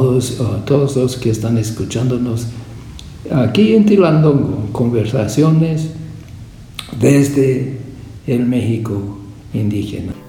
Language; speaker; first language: Spanish; non-native, fluent; English